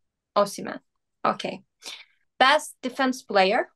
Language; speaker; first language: English; non-native, learner; Turkish